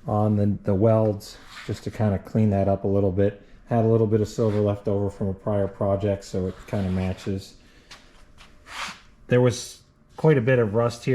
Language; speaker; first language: English; native; English